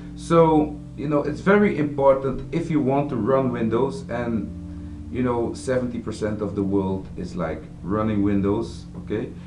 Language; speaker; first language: English; non-native, fluent; Dutch